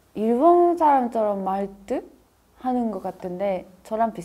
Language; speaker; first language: Korean; non-native, fluent; Japanese